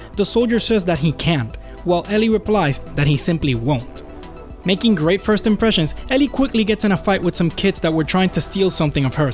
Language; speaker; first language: English; native; English